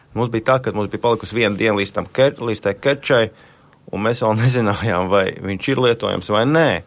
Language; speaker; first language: Latvian; native; Latvian